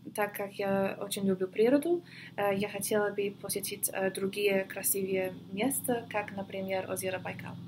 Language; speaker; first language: Russian; non-native, fluent; English